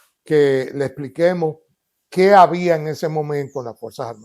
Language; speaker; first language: Spanish; native; Spanish